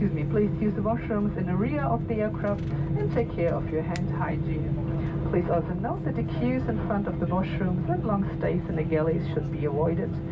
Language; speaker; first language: English; non-native, fluent; German